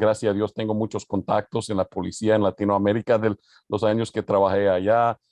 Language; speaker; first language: Spanish; early bilingual, other home language; English